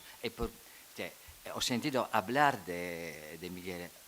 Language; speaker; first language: Spanish; non-native, fluent; Polish